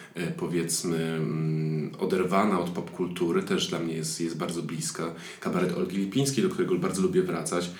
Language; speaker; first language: Polish; native; Polish